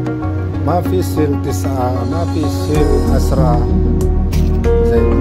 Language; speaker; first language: Arabic; non-native, learner; Indonesian